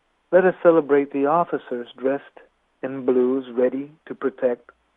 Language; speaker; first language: English; early bilingual, other home language; Spanish